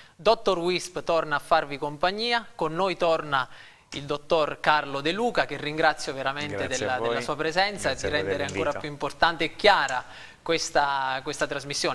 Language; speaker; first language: Italian; native; Italian